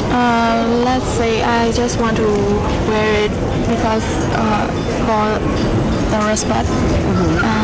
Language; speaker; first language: English; non-native, learner; Burmese